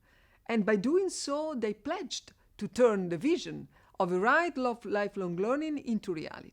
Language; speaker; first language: English; non-native, fluent; Italian